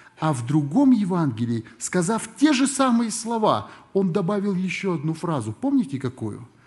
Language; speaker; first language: Russian; native; Russian